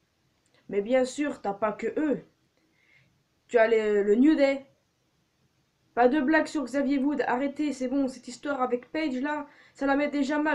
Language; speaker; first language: French; native; French